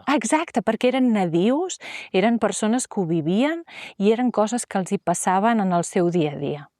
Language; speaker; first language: Catalan; native; Catalan